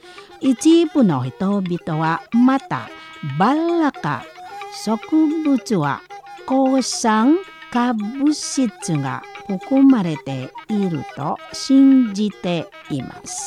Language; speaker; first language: Japanese; non-native, fluent; Indonesian